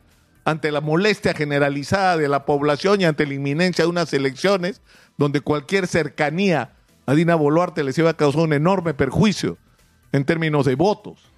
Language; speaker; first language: Spanish; native; Spanish